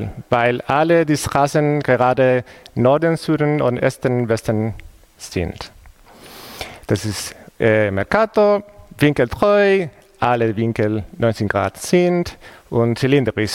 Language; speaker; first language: German; non-native, fluent; Spanish